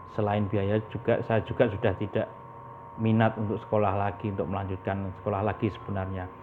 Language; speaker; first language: Indonesian; native; Indonesian